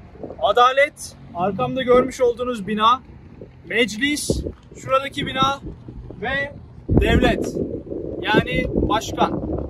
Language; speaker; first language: Turkish; native; Turkish